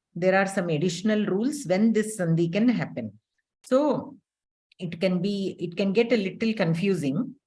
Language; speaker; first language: English; non-native, local second language; Telugu